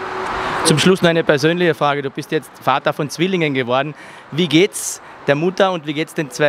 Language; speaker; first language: German; native; German